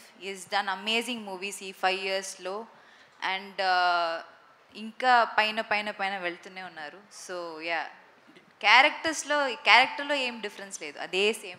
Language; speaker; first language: Telugu; non-native, local second language; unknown